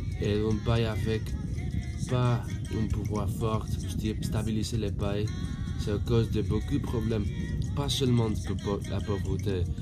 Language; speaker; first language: French; non-native, learner; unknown